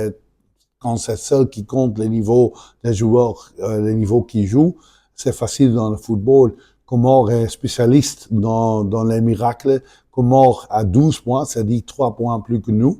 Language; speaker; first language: French; non-native, local second language; Dutch